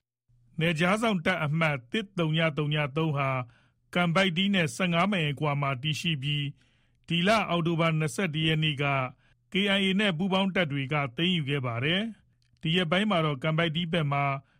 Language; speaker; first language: Burmese; native; Burmese